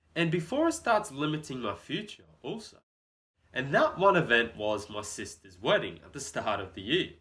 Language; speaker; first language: English; native; English